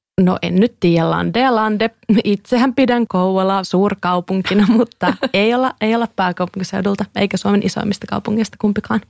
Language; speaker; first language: Finnish; native; Finnish